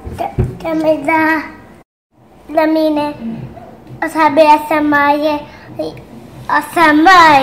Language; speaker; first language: Romanian; early bilingual, heritage; Romanian